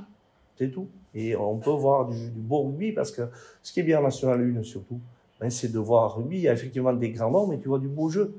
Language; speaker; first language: French; native; French